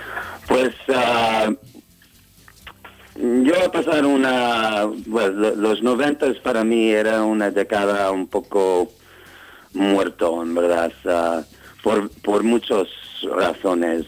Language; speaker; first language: Spanish; non-native, fluent; English